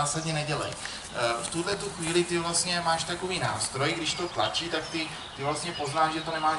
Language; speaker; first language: Czech; native; Czech